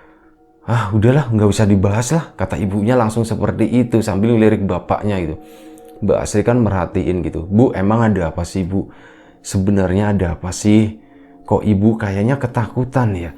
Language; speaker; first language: Indonesian; native; Indonesian